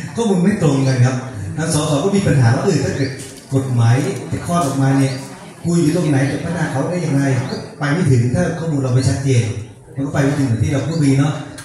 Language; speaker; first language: Thai; non-native, local second language; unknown